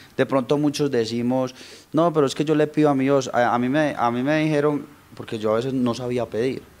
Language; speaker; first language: Spanish; native; Spanish